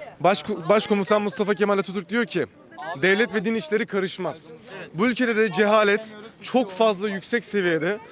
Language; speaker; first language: Turkish; native; Turkish